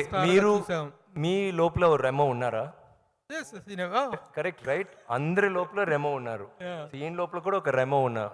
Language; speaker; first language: Telugu; non-native, learner; Tamil